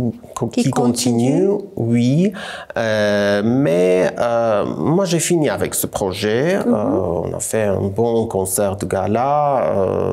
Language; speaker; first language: French; non-native, fluent; Armenian